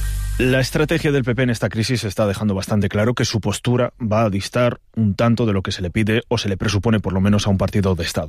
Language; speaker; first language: Spanish; non-native, local second language; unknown